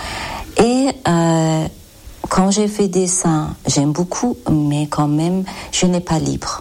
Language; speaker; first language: French; non-native, learner; Persian